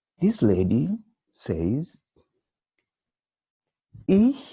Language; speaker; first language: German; non-native, learner; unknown